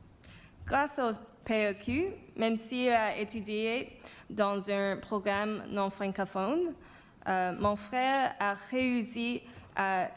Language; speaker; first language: French; non-native, fluent; Chinese